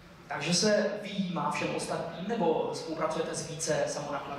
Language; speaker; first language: Czech; native; Czech